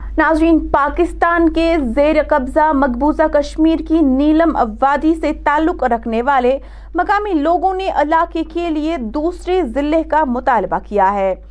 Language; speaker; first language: Urdu; non-native, local second language; Kashmiri